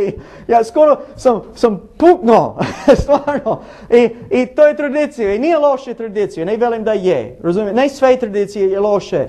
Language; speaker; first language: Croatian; non-native, learner; English